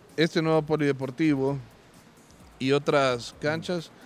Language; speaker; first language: Spanish; native; Spanish